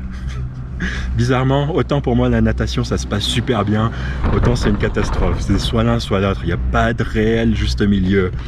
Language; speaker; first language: French; native; French